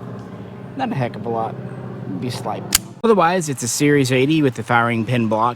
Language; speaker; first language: English; native; English